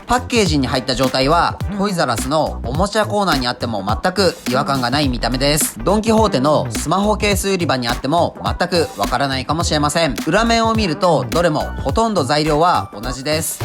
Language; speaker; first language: Japanese; native; Japanese